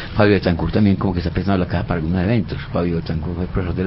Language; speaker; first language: Spanish; native; Spanish